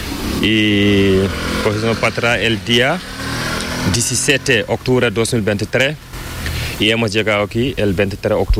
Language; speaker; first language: Spanish; non-native, learner; Fula